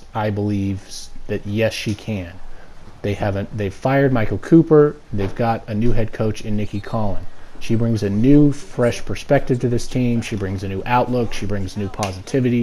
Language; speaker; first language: English; native; English